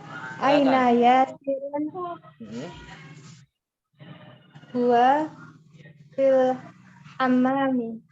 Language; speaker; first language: Arabic; non-native, learner; Indonesian